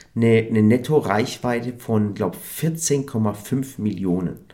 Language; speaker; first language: German; native; German